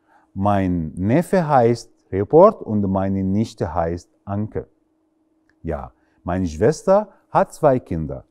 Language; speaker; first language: German; non-native, fluent; Arabic